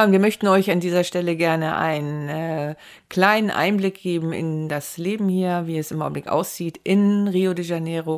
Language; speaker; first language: German; native; German